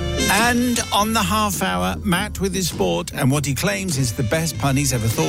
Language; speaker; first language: English; native; English